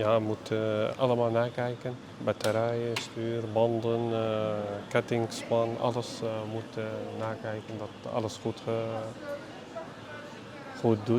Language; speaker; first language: Dutch; non-native, learner; Arabic